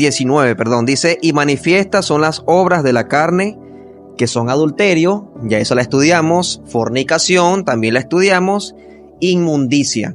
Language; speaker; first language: Spanish; native; Spanish